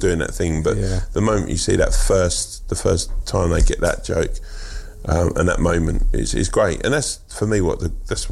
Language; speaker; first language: English; native; English